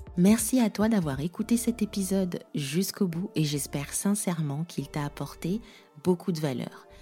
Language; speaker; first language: French; non-native, local second language; Lingala